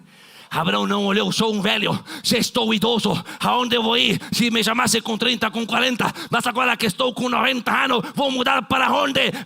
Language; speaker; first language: Portuguese; non-native, fluent; Spanish